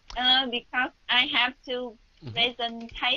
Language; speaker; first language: English; non-native, learner; Vietnamese